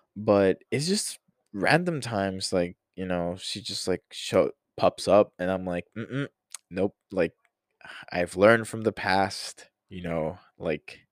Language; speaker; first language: English; non-native, fluent; Spanish